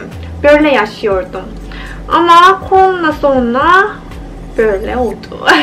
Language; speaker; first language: Turkish; non-native, fluent; Korean